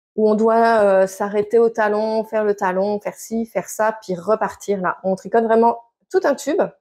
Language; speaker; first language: French; native; French